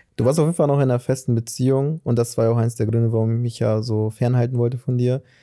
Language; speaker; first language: German; early bilingual, other home language; Portuguese